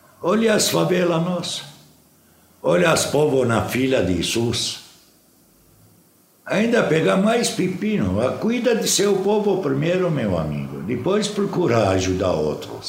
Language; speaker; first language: Portuguese; non-native, fluent; Arabic